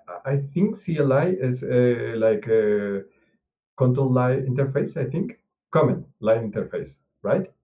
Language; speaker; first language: English; non-native, learner; Spanish